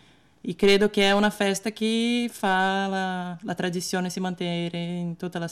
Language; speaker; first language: Italian; non-native, learner; Portuguese